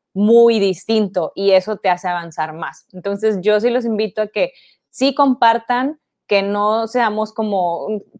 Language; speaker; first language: Spanish; native; Spanish